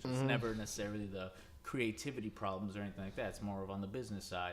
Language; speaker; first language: English; native; English